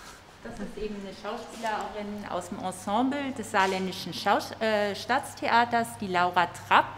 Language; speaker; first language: German; native; German